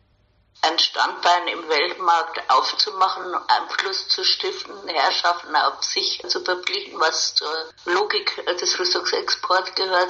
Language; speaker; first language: German; native; German